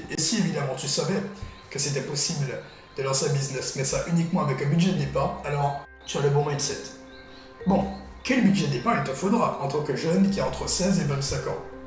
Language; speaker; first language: French; native; French